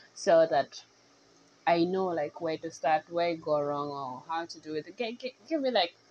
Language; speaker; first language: English; non-native, local second language; Nyankole